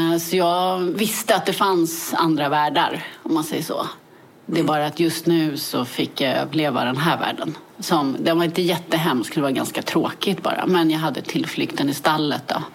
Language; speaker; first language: Swedish; early bilingual, other home language; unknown